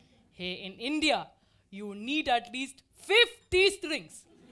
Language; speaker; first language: English; native; English